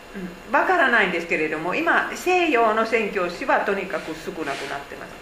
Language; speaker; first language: Japanese; non-native, fluent; Finnish